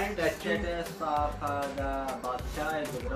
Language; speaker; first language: English; non-native, learner; Urdu